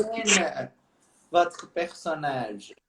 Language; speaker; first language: French; non-native, learner; Portuguese